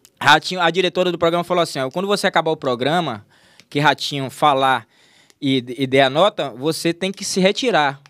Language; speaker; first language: Portuguese; native; Portuguese